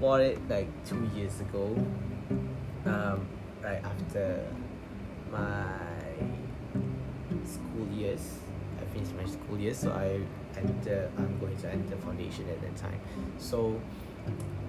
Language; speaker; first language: English; non-native, local second language; Malay